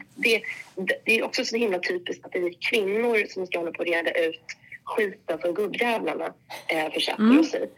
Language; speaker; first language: Swedish; native; Swedish